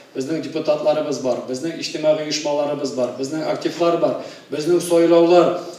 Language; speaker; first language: Tatar; native; Tatar